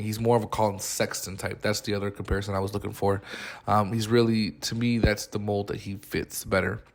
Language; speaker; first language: English; native; English